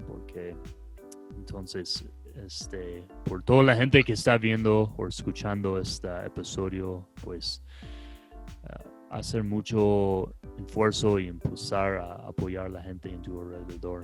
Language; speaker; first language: Spanish; non-native, fluent; English